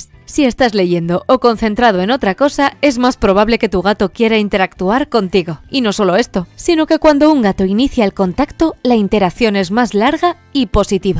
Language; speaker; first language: Spanish; native; Spanish